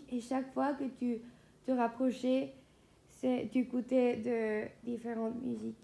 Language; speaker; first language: French; non-native, fluent; Spanish